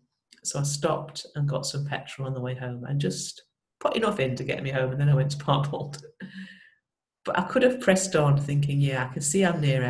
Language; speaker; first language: English; native; English